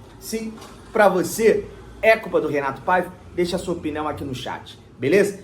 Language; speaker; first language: Portuguese; native; Portuguese